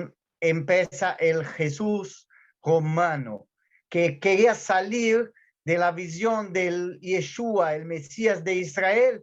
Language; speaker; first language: Spanish; non-native, fluent; Portuguese